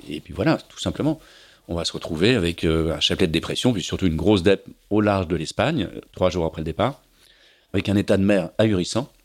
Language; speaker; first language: French; native; French